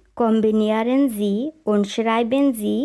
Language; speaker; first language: German; non-native, fluent; Bangla